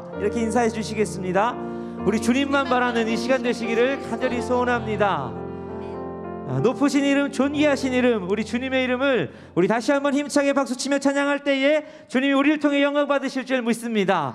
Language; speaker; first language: Korean; native; Korean